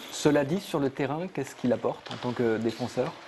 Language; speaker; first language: French; native; French